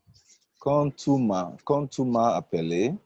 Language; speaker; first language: French; non-native, learner; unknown